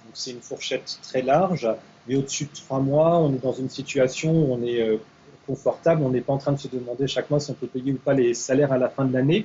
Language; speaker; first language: French; native; French